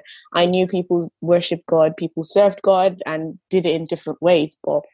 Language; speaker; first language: English; non-native, local second language; Yoruba